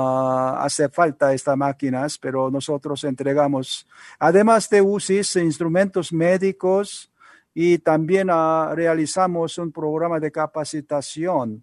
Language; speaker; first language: Spanish; non-native, learner; Korean